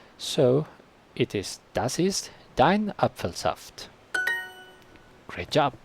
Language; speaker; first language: German; non-native, learner; Spanish